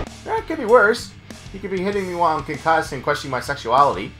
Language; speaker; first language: English; native; English